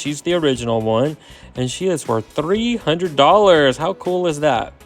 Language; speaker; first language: English; native; English